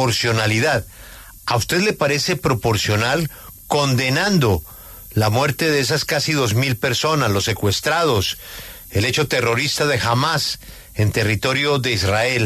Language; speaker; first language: Spanish; native; Spanish